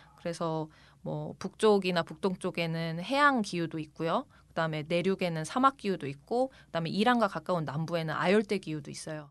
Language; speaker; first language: Korean; native; Korean